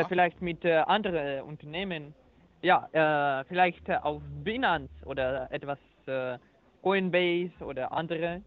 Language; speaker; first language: German; non-native, learner; Croatian